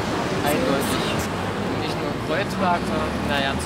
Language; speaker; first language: German; native; German